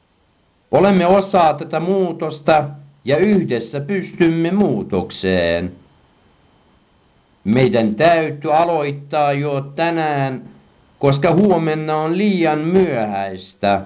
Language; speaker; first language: Finnish; non-native, fluent; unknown